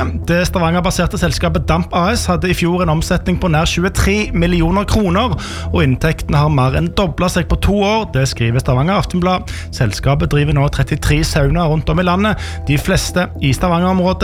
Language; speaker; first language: Norwegian; native; Norwegian